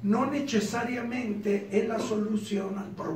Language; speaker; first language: Italian; non-native, learner; Spanish